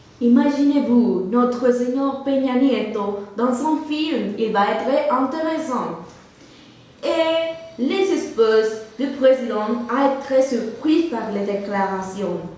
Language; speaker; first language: French; non-native, learner; Spanish